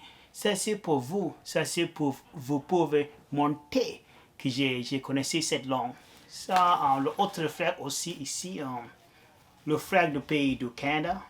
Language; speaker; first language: French; non-native, learner; Arabic